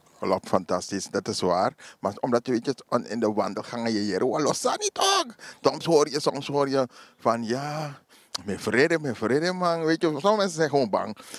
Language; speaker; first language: Dutch; native; Dutch